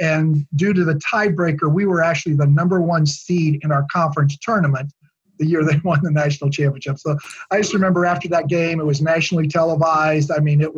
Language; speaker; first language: English; native; English